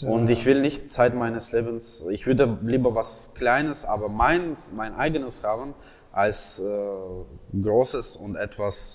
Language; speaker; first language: German; non-native, fluent; Russian